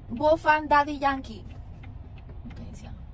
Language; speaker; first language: Chinese; non-native, learner; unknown